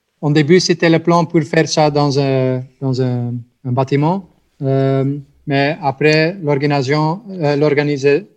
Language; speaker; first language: French; non-native, local second language; Dutch